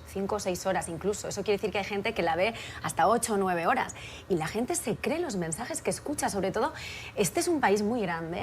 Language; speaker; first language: Spanish; native; Spanish